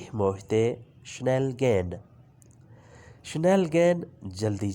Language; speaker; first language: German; non-native, fluent; Urdu